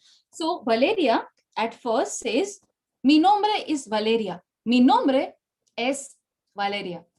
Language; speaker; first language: Spanish; non-native, fluent; Bangla